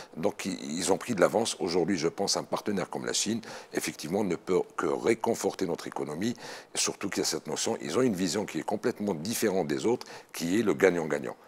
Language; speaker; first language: French; non-native, local second language; Arabic